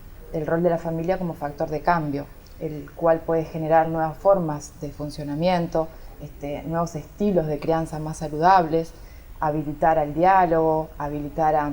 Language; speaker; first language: Spanish; native; Spanish